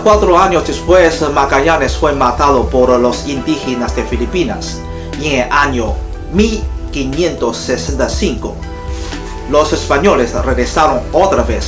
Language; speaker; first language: Spanish; non-native, fluent; Chinese